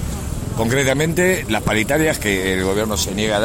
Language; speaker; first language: Spanish; native; Spanish